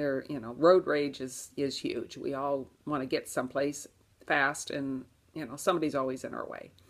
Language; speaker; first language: English; native; English